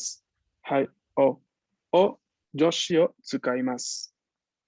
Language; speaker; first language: Japanese; non-native, fluent; Spanish